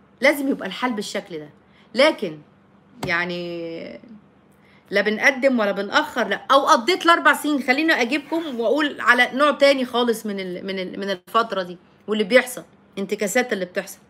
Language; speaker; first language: Arabic; native; Arabic